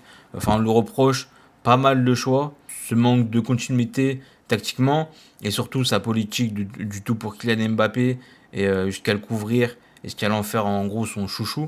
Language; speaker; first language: French; native; French